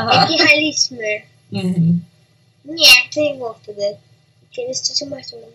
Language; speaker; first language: Polish; early bilingual, heritage; Polish